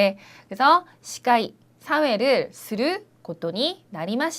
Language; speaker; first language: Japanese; non-native, fluent; Korean